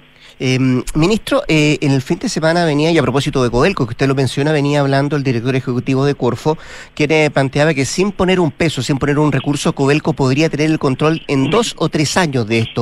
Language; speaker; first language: Spanish; native; Spanish